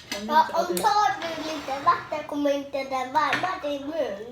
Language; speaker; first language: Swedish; early bilingual, other home language; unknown